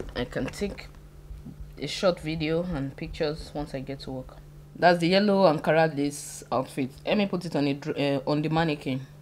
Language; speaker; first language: English; non-native, local second language; Yoruba